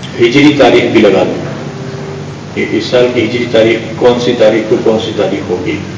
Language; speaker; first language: Urdu; non-native, local second language; Pashto